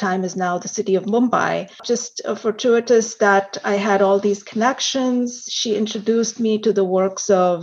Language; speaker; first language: English; non-native, local second language; Hindi